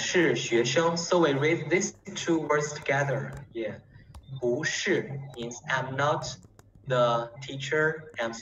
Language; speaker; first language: English; non-native, learner; Chinese